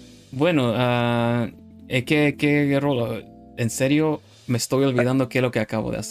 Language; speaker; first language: Spanish; non-native, learner; Dutch